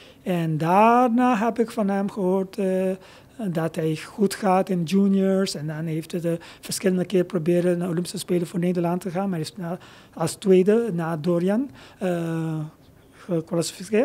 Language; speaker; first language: Dutch; non-native, local second language; Papiamento